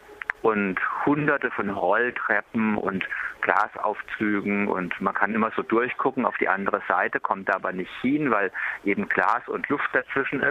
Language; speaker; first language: German; native; German